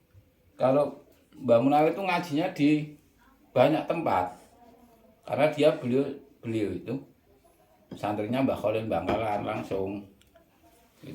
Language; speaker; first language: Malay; non-native, local second language; Javanese